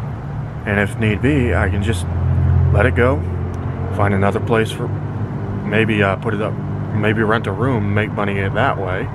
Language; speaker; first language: English; native; English